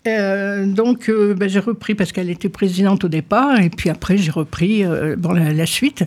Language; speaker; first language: French; native; French